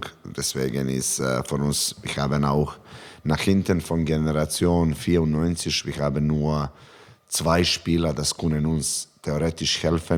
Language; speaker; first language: German; non-native, learner; Serbian